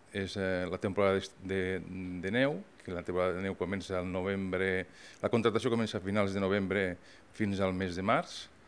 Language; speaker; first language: Catalan; native; Catalan